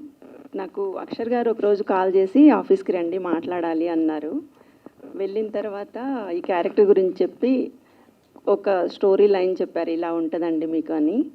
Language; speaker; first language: Telugu; non-native, local second language; Kannada